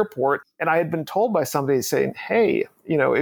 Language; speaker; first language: English; native; English